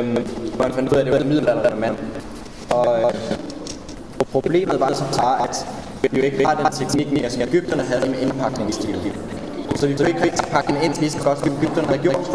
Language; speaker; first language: Danish; native; Danish